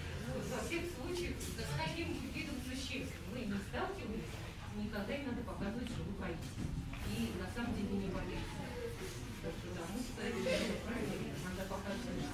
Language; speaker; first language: Russian; native; Russian